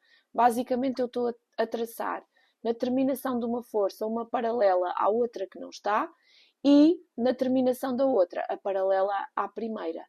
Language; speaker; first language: Portuguese; native; Portuguese